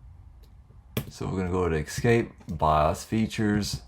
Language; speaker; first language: English; native; English